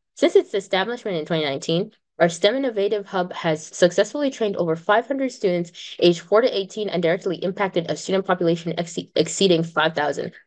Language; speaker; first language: English; non-native, local second language; Ganda